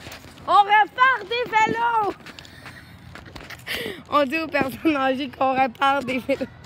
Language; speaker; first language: French; native; French